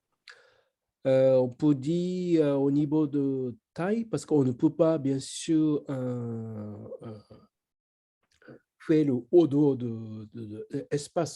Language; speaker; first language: French; non-native, learner; Japanese